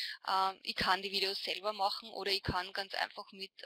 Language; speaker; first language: German; native; German